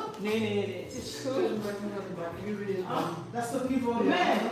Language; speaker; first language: Dutch; non-native, fluent; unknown